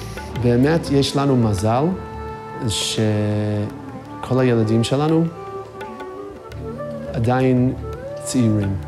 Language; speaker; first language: Hebrew; non-native, fluent; English